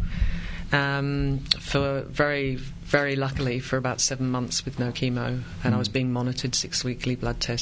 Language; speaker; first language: English; native; English